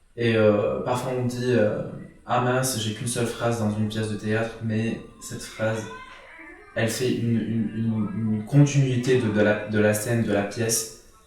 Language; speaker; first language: French; non-native, local second language; Arabic